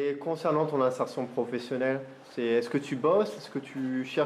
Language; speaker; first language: French; native; French